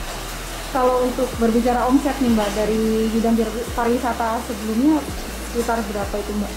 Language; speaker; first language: Indonesian; native; Indonesian